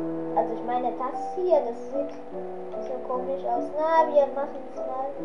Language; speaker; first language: German; native; German